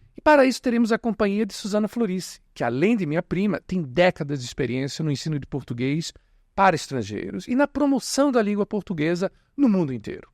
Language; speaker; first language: Portuguese; native; Portuguese